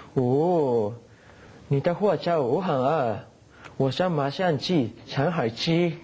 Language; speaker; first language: Chinese; non-native, learner; Japanese